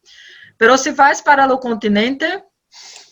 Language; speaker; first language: Spanish; non-native, learner; Portuguese